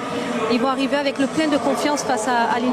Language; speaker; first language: French; native; French